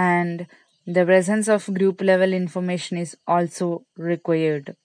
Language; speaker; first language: English; non-native, local second language; Malayalam